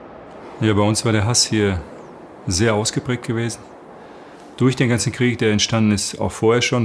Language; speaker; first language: German; early bilingual, other home language; Croatian